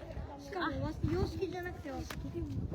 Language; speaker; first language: Japanese; native; Japanese